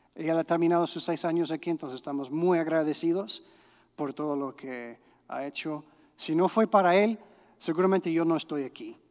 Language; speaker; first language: Spanish; non-native, fluent; English